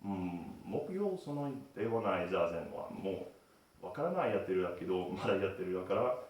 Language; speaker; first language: Japanese; non-native, learner; English